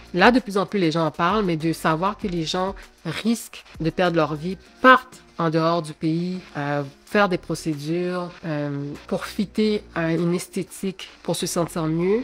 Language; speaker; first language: French; early bilingual, other home language; Haitian Creole